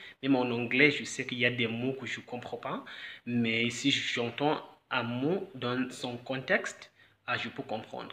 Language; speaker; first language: French; non-native, fluent; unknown